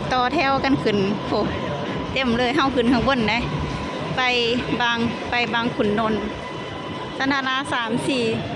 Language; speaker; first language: Thai; non-native, local second language; Northeastern Thai